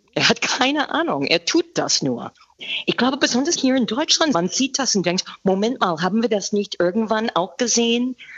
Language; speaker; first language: German; non-native, fluent; English